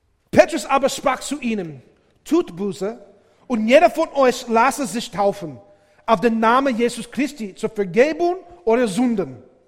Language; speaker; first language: German; non-native, learner; English